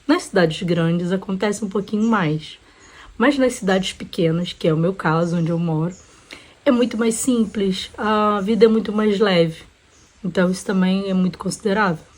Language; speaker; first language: Portuguese; native; Portuguese